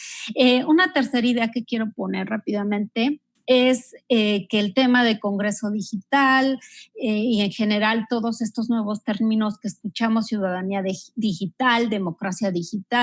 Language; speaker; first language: Spanish; native; Spanish